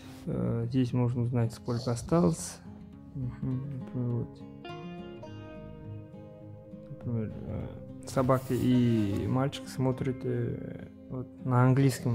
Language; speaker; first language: Russian; non-native, local second language; Kazakh